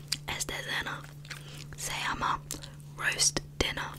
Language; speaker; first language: Spanish; non-native, learner; English